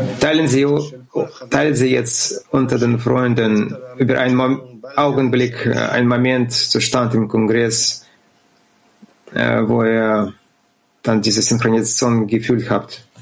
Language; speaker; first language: German; non-native, fluent; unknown